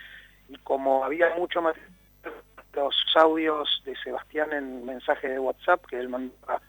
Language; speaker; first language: Spanish; native; Spanish